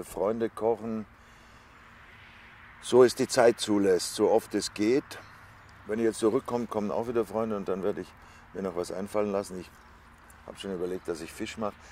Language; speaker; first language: German; native; German